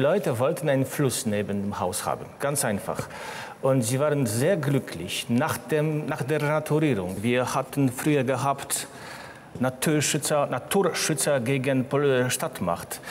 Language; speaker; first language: German; non-native, fluent; Polish